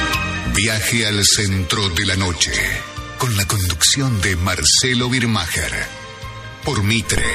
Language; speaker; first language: Spanish; native; Spanish